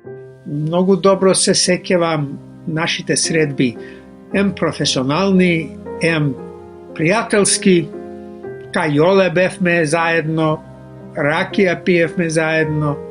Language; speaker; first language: Macedonian; non-native, fluent; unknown